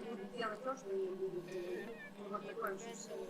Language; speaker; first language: Russian; non-native, fluent; Lithuanian